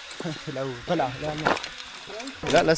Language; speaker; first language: French; native; French